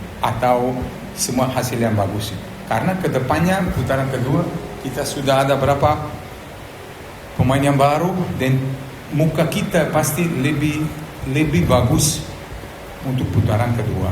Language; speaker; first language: Indonesian; non-native, fluent; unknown